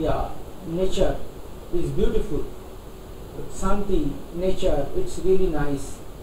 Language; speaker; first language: English; non-native, local second language; Hindi